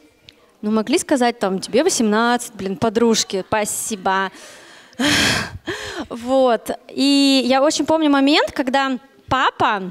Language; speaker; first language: Russian; native; Russian